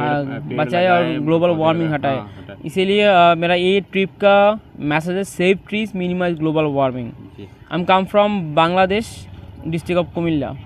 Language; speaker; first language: Hindi; non-native, learner; Bangla